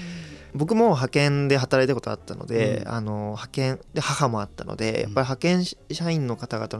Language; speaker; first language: Japanese; native; Japanese